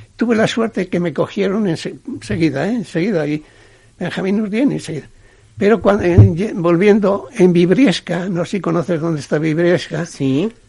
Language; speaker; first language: Spanish; native; Spanish